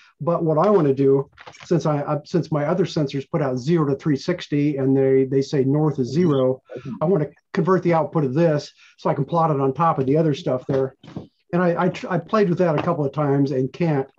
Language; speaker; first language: English; native; English